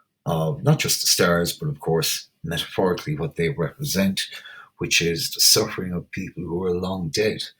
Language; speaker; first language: English; native; English